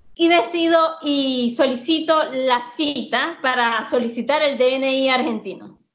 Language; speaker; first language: Spanish; native; Spanish